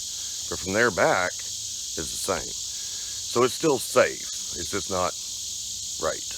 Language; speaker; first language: English; native; English